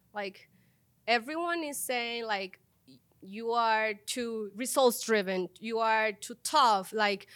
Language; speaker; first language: English; non-native, fluent; Spanish